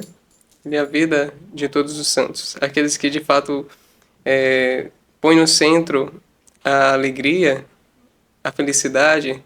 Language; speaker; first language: Portuguese; native; Portuguese